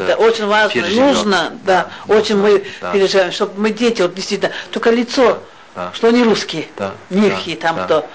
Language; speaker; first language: Russian; non-native, local second language; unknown